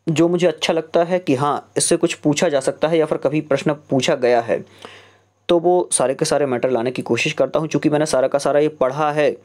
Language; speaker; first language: Hindi; native; Hindi